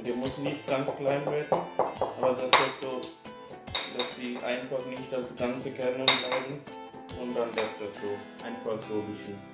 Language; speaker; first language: German; non-native, fluent; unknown